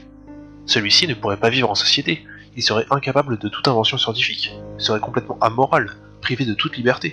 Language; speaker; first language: French; native; French